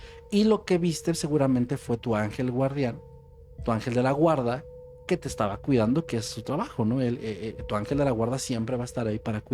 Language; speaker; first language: Spanish; native; Spanish